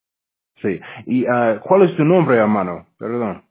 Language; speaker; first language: Spanish; non-native, learner; English